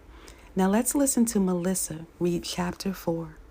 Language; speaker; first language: English; native; English